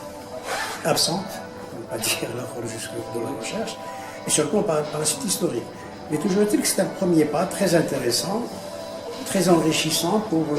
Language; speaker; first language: French; non-native, local second language; Arabic